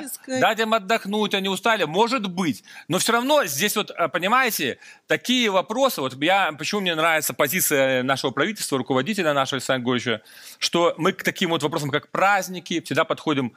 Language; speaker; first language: Russian; native; Russian